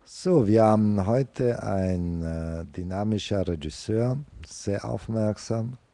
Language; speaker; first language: German; non-native, fluent; Italian